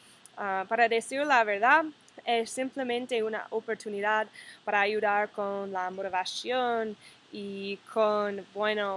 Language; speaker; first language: Spanish; non-native, fluent; English